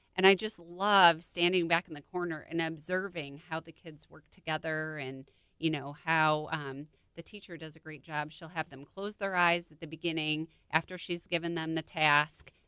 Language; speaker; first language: English; native; English